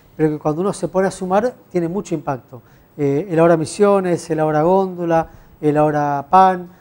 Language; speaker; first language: Spanish; native; Spanish